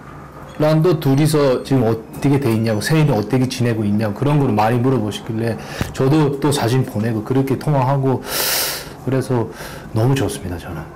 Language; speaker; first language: Korean; non-native, fluent; Japanese